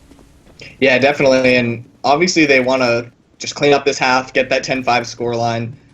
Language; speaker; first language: English; native; English